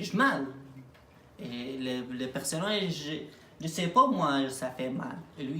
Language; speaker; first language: French; non-native, learner; Arabic